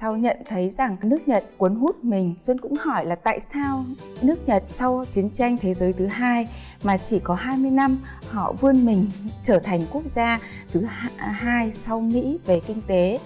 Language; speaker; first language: Vietnamese; native; Vietnamese